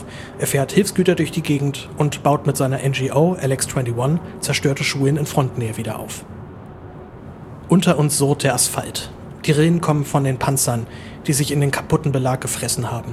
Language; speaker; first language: German; native; German